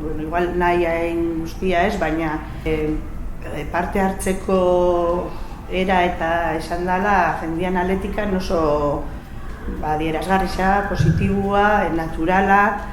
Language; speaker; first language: Basque; native; Basque